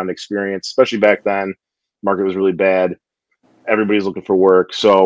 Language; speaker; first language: English; native; English